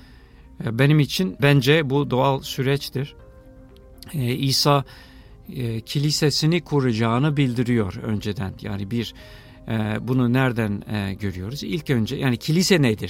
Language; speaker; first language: Turkish; non-native, fluent; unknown